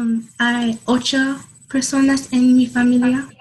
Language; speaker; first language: Spanish; non-native, learner; English